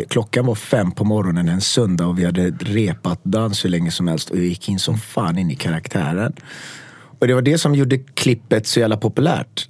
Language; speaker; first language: Swedish; early bilingual, other home language; Persian